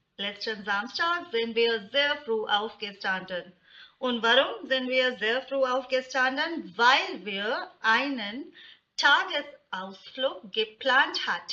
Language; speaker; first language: German; non-native, fluent; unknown